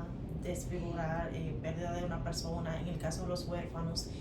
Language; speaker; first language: Spanish; native; Spanish